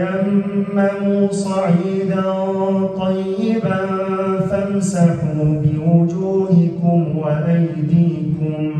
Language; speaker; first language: Arabic; native; Arabic